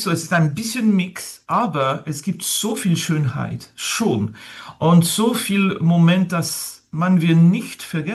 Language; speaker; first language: German; non-native, learner; French